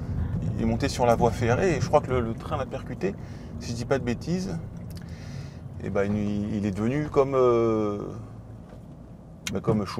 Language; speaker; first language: French; native; French